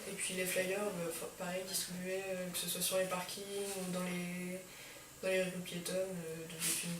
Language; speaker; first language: French; native; French